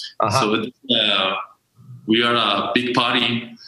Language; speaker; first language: English; non-native, learner; Spanish